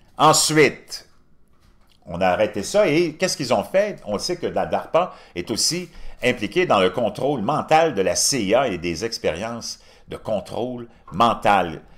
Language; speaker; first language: French; native; French